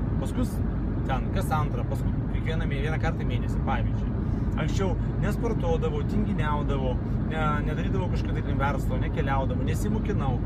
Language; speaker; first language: Lithuanian; non-native, local second language; Russian